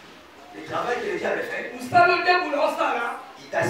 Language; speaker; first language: French; non-native, local second language; Lingala